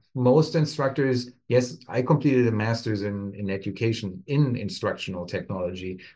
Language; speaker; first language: English; non-native, fluent; German